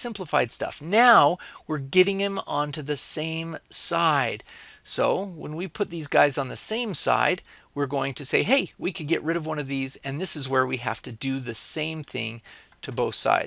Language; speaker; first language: English; native; English